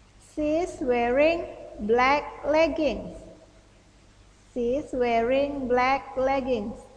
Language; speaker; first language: English; non-native, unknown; Indonesian